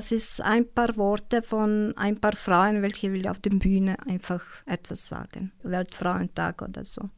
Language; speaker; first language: German; non-native, learner; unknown